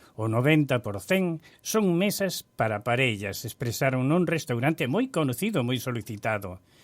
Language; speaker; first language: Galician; early bilingual, heritage; Galician